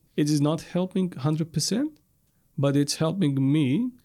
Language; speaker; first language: English; non-native, fluent; Arabic